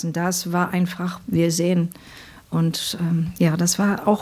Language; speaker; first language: German; non-native, fluent; English